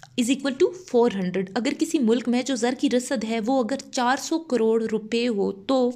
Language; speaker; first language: Urdu; non-native, local second language; Punjabi